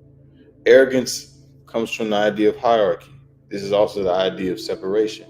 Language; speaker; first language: English; native; English